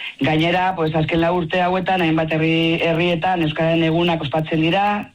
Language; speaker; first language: Basque; non-native, local second language; Spanish